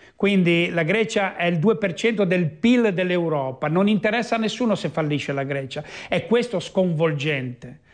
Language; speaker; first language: Italian; native; Italian